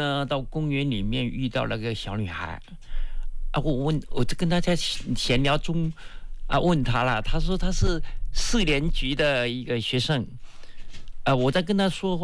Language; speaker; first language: Chinese; non-native, local second language; Min Nan Chinese